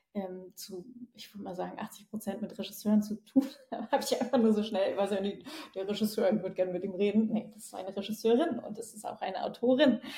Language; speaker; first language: German; native; German